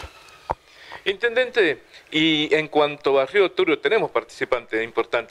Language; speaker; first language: Spanish; native; Spanish